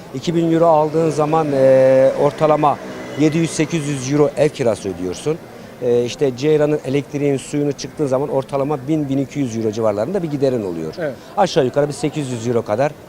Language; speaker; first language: Turkish; native; Turkish